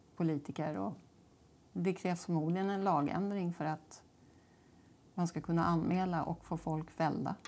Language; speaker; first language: Swedish; native; Swedish